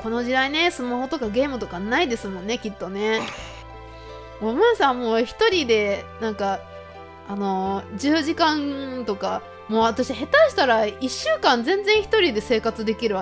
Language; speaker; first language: Japanese; native; Japanese